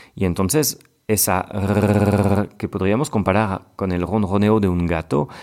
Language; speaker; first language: French; native; French